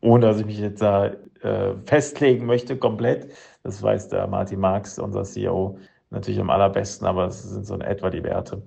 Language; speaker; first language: German; native; German